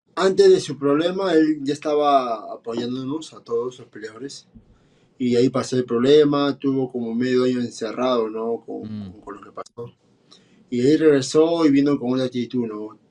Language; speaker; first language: Spanish; native; Spanish